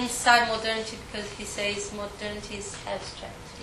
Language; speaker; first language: English; non-native, fluent; Portuguese